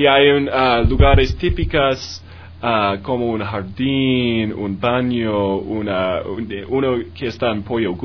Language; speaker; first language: Spanish; non-native, learner; English